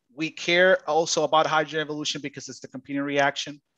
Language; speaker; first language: English; non-native, local second language; Spanish